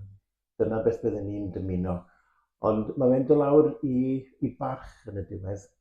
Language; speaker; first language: Welsh; native; Welsh